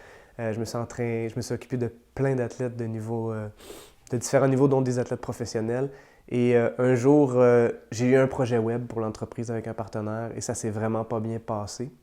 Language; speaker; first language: French; native; French